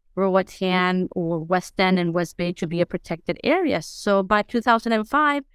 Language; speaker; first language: English; non-native, fluent; Spanish